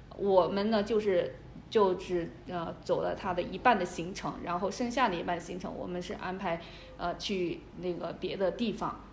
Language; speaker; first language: Chinese; native; Chinese